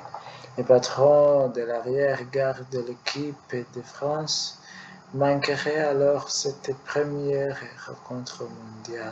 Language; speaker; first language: French; non-native, learner; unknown